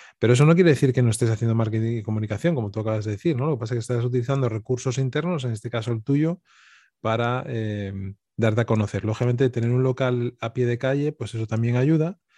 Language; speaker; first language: Spanish; native; Spanish